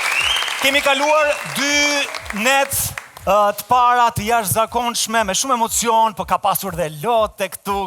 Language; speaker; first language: Albanian; native; Albanian